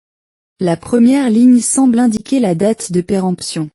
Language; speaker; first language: French; non-native, learner; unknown